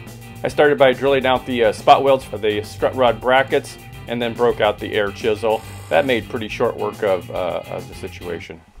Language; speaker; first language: English; native; English